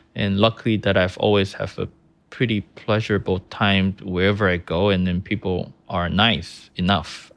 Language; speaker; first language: English; early bilingual, other home language; Chinese